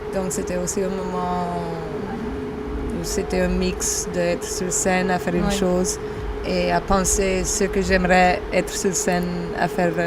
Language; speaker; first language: French; non-native, fluent; Italian